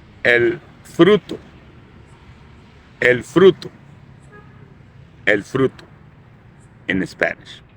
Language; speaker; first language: Spanish; non-native, fluent; Urdu